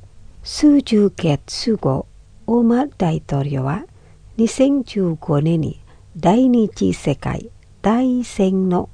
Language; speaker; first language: Japanese; non-native, fluent; Indonesian